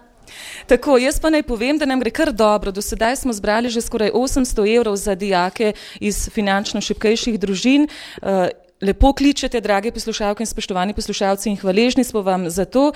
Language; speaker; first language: Slovenian; native; Slovenian